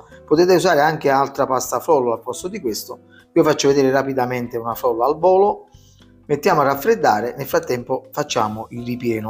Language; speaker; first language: Italian; native; Italian